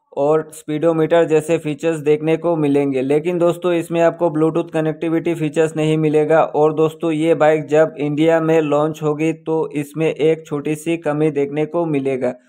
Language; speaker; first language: Hindi; native; Hindi